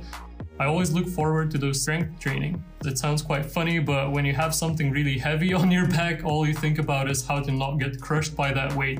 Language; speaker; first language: English; non-native, fluent; Lithuanian